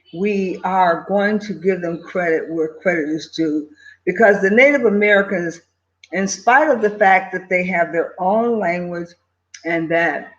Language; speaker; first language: English; native; English